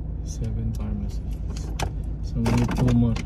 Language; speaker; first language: English; non-native, local second language; Filipino